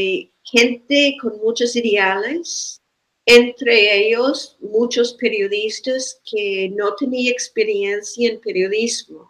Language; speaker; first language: Spanish; non-native, fluent; English